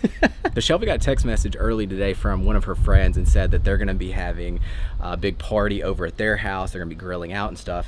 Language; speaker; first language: English; native; English